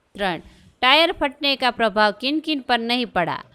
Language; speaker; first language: Hindi; non-native, local second language; Gujarati